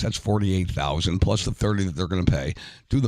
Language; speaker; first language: English; native; English